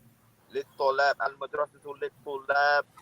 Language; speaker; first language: Arabic; non-native, learner; English